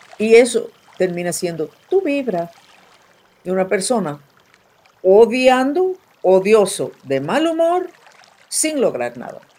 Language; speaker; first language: Spanish; non-native, fluent; English